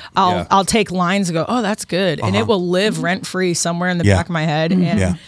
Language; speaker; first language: English; native; English